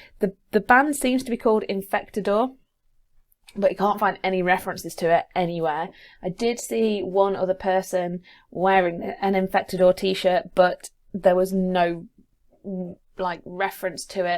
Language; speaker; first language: English; native; English